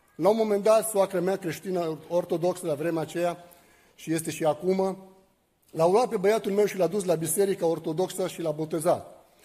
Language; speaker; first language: Romanian; non-native, fluent; Arabic